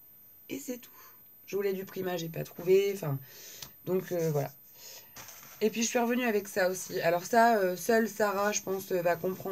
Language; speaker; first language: French; native; French